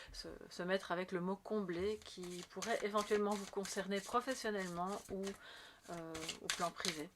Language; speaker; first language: French; native; French